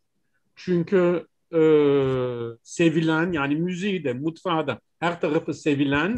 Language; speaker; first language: Turkish; non-native, fluent; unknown